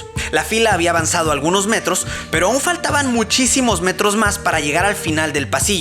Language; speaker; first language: Spanish; native; Spanish